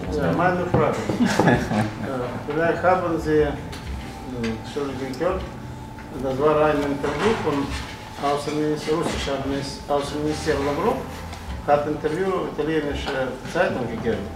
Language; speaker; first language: German; non-native, learner; Russian